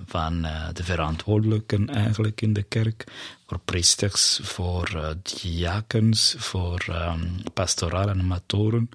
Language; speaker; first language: Dutch; non-native, fluent; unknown